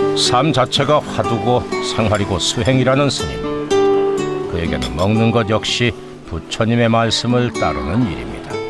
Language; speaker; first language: Korean; native; Korean